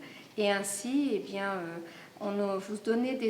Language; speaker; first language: French; native; French